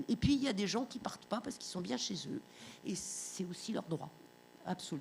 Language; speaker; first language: French; native; French